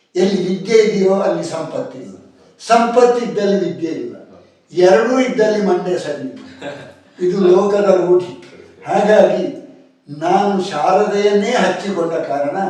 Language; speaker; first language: Kannada; non-native, local second language; Tulu